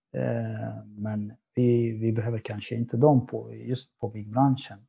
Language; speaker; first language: Swedish; non-native, fluent; Arabic